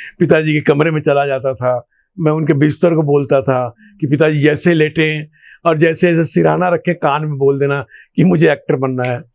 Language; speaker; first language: Hindi; non-native, local second language; Bhojpuri